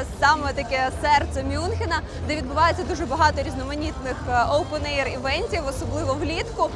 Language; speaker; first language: Ukrainian; native; Ukrainian